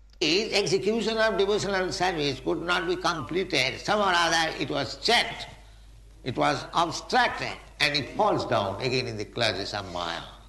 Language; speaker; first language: English; non-native, local second language; Bangla